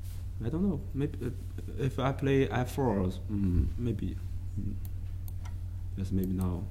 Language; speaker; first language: English; non-native, learner; Chinese